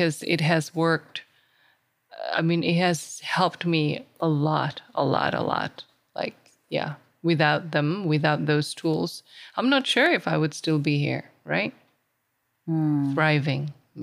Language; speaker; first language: English; non-native, local second language; Malay